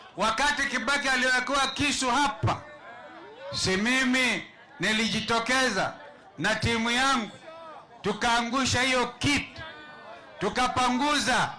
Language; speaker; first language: Swahili; non-native, local second language; Kamba